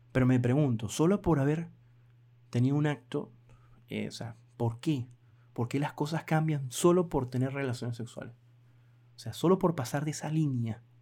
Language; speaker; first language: Spanish; native; Spanish